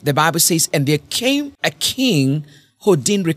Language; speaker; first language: English; non-native, local second language; Kikuyu